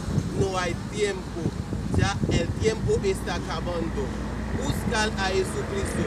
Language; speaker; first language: Spanish; non-native, learner; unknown